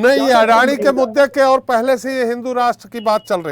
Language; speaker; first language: Hindi; native; Hindi